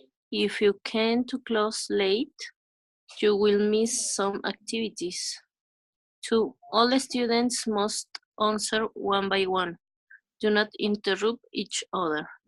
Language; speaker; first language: English; non-native, learner; Spanish